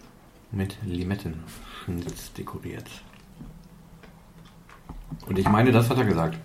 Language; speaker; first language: German; native; German